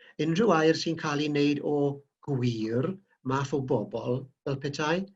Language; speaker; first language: Welsh; native; Welsh